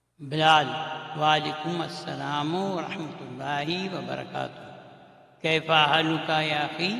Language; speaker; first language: Urdu; native; Urdu